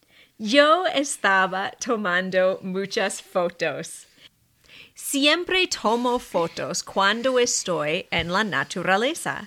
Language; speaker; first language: Spanish; non-native, fluent; English